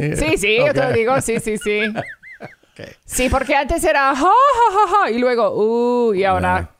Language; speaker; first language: Spanish; early bilingual, heritage; Spanish